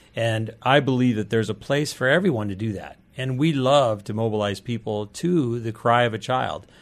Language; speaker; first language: English; native; English